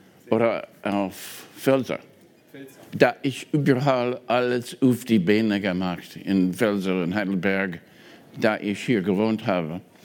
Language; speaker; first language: German; non-native, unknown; English